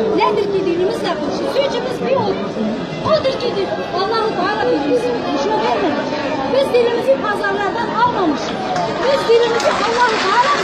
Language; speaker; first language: Turkish; non-native, local second language; Kurdish